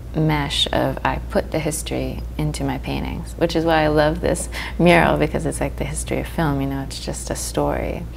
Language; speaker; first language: English; native; English